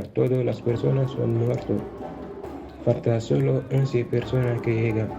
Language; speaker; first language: Spanish; non-native, learner; Soninke